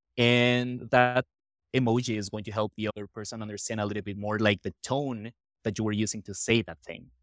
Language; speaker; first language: English; non-native, fluent; Spanish